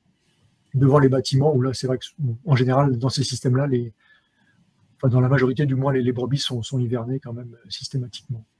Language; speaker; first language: French; native; French